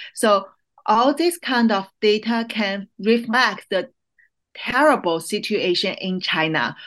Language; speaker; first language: English; non-native, fluent; Chinese